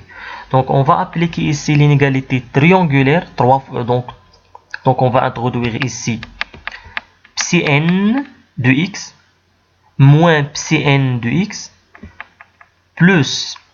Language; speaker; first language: French; non-native, local second language; Arabic